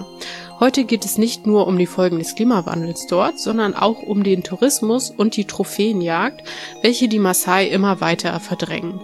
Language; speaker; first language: German; native; German